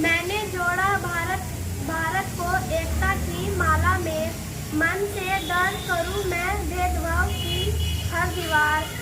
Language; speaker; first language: Hindi; native; Hindi